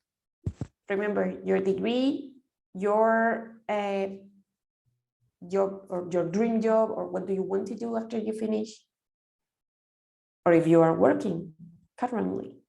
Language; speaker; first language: English; non-native, fluent; Spanish